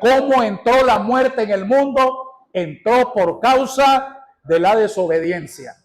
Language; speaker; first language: Spanish; native; Spanish